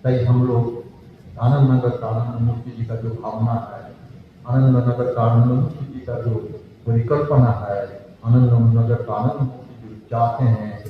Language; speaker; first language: Hindi; non-native, local second language; Bangla